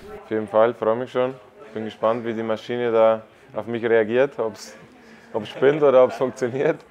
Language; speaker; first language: German; native; German